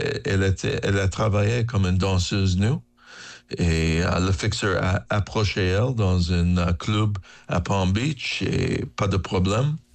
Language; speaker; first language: French; non-native, learner; English